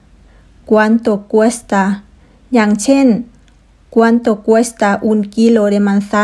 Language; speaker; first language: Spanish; non-native, fluent; Thai